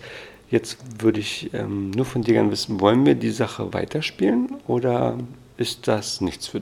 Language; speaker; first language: German; native; German